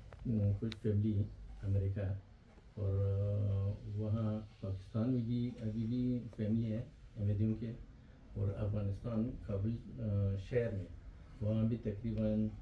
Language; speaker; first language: Hindi; non-native, fluent; Pashto